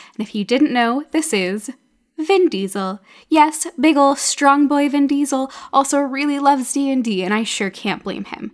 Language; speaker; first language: English; native; English